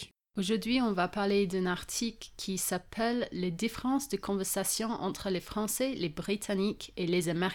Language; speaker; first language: French; non-native, fluent; English